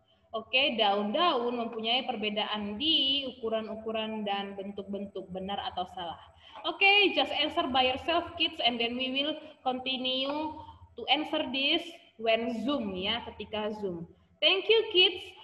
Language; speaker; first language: English; non-native, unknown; Indonesian